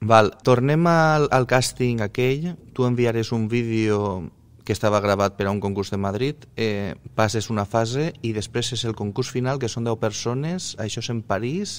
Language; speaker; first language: Catalan; native; Catalan